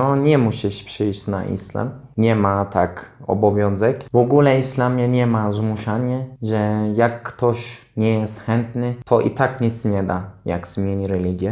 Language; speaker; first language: Polish; non-native, fluent; Turkish